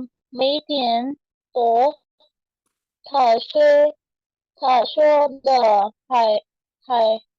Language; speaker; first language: Chinese; non-native, learner; Urdu